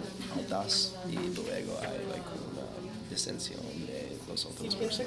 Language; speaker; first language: Spanish; non-native, fluent; English